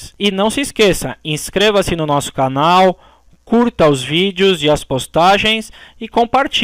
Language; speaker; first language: Portuguese; native; Portuguese